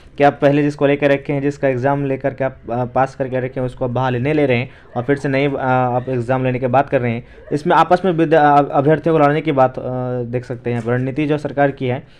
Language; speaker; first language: Hindi; native; Hindi